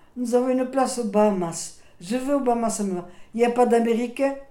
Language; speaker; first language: French; non-native, local second language; Swiss German